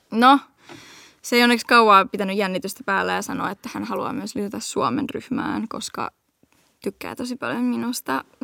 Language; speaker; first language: Finnish; early bilingual, heritage; Finnish